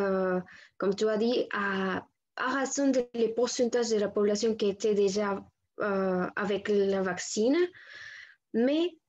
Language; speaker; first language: French; non-native, learner; Spanish